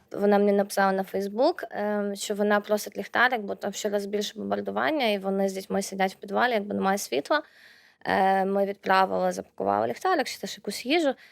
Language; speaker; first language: Ukrainian; native; Ukrainian